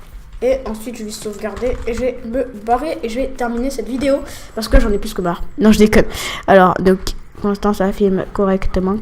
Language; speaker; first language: French; native; French